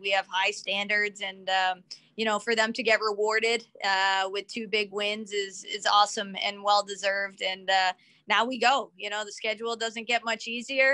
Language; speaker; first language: English; native; English